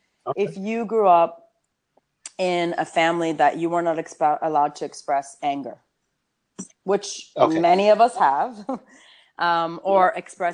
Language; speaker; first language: English; early bilingual, other home language; Urdu